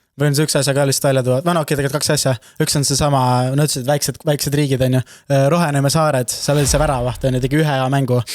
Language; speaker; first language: Estonian; native; Estonian